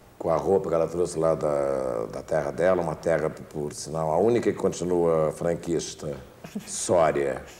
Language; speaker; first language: Portuguese; native; Portuguese